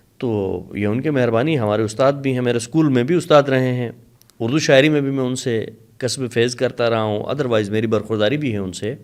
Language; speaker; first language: Urdu; non-native, local second language; Sicilian